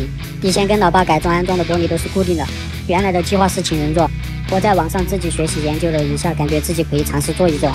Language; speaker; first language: Chinese; native; Chinese